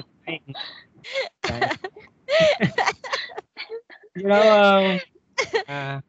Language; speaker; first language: English; non-native, learner; Vietnamese